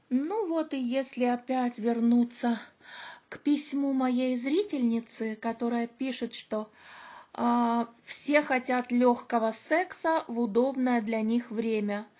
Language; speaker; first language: Russian; native; Russian